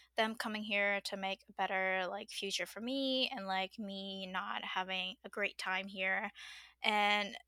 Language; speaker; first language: English; non-native, fluent; Burmese